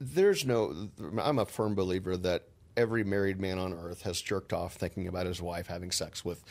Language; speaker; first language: English; native; English